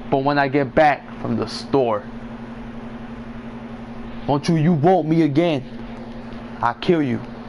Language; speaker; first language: English; early bilingual, other home language; Spanish